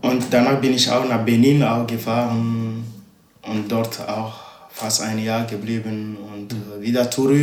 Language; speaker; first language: German; non-native, learner; Ewe